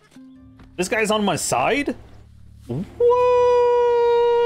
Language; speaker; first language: English; native; English